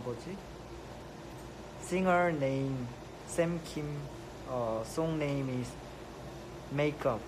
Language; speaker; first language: English; non-native, learner; Korean